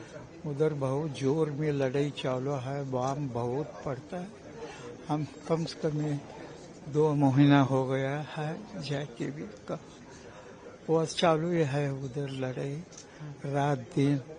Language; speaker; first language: Hindi; non-native, local second language; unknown